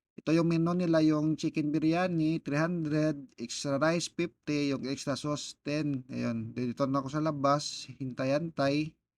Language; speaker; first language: Filipino; non-native, local second language; Hiligaynon